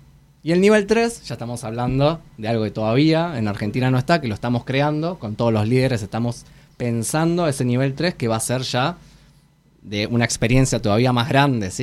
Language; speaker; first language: Spanish; native; Spanish